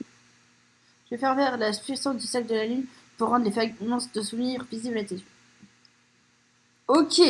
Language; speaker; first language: French; native; French